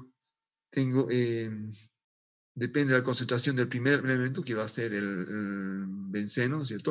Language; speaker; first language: Spanish; native; Spanish